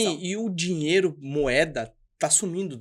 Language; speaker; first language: Portuguese; native; Portuguese